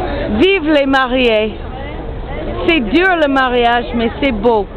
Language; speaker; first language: French; non-native, learner; English